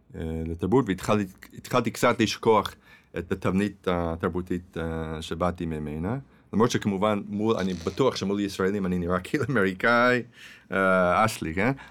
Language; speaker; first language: Hebrew; non-native, fluent; English